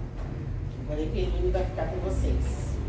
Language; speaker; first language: Portuguese; native; Portuguese